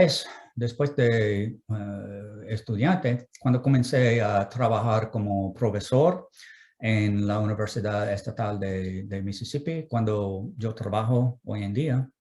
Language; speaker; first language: Spanish; non-native, fluent; English